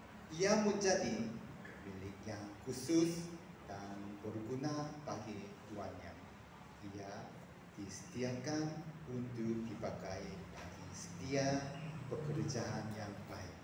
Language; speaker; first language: Indonesian; non-native, fluent; Korean